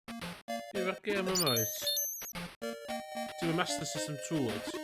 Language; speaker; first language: Dutch; non-native, learner; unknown